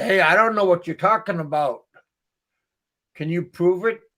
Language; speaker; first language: English; native; English